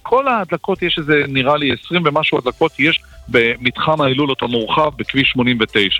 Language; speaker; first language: Hebrew; native; Hebrew